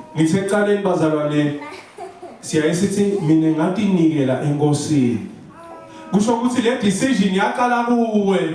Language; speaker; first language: Zulu; non-native, local second language; Swati